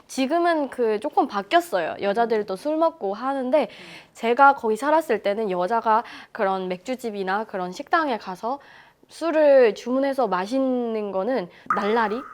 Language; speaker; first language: Korean; non-native, fluent; Burmese